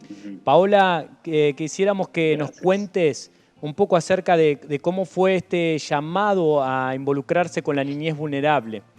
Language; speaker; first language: Spanish; native; Spanish